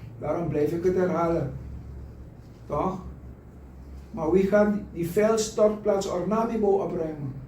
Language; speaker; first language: Dutch; native; Dutch